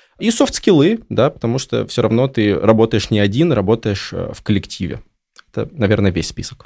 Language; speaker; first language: Russian; native; Russian